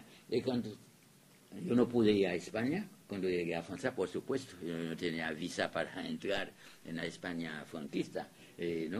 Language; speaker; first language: Spanish; non-native, fluent; French